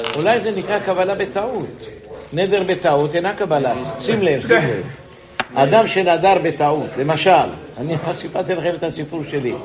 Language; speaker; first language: Hebrew; native; Hebrew